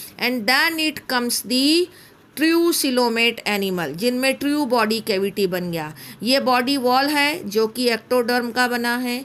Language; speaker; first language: Hindi; native; Hindi